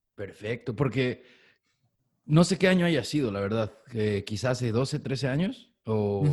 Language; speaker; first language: Spanish; native; Spanish